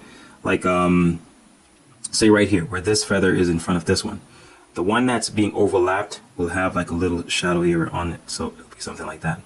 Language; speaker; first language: English; native; English